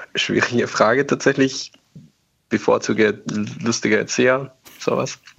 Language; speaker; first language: German; non-native, fluent; Persian